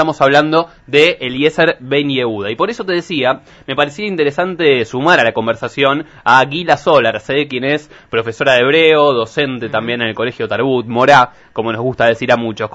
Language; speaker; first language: Spanish; native; Spanish